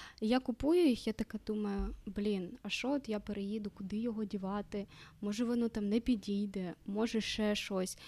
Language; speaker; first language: Ukrainian; non-native, local second language; Russian